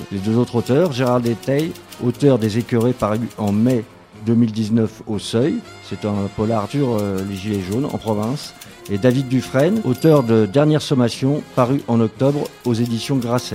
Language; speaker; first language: French; native; French